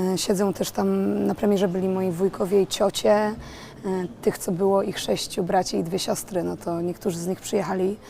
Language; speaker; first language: Polish; native; Polish